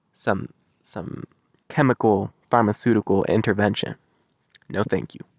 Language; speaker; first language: English; native; English